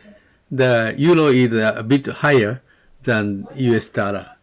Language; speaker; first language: English; non-native, learner; Japanese